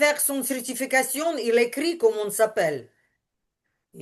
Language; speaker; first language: French; non-native, learner; Ukrainian